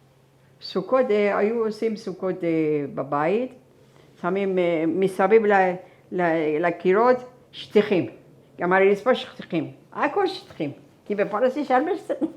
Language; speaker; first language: Hebrew; non-native, fluent; Persian